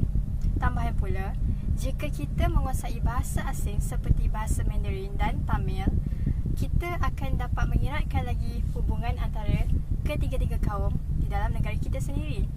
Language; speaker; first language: Malay; native; Malay